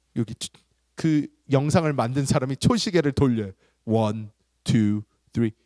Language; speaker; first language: Korean; early bilingual, heritage; Korean